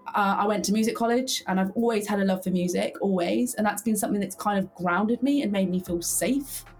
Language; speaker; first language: English; early bilingual, heritage; English